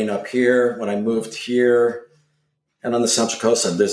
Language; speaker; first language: English; native; English